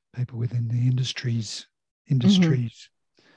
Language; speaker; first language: English; native; English